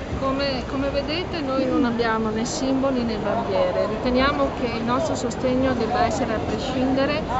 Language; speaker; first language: Italian; native; Italian